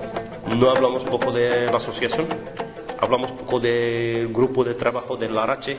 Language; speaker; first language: Spanish; non-native, fluent; Arabic